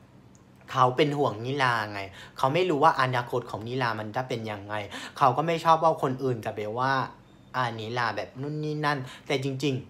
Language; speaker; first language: Thai; non-native, fluent; Vietnamese